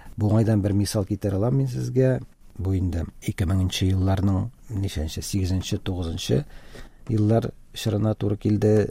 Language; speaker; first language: Tatar; native; Tatar